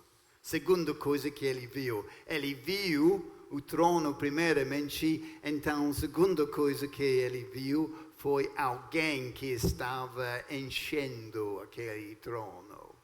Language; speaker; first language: Portuguese; non-native, fluent; English